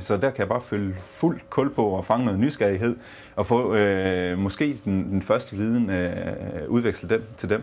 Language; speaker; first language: Danish; native; Danish